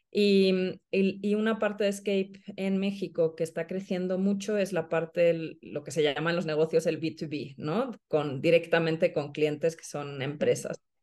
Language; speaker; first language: Spanish; non-native, fluent; Swedish